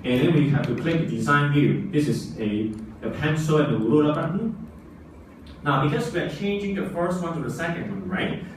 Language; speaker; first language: English; non-native, local second language; Chinese